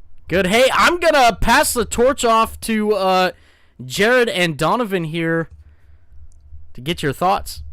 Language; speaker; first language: English; native; English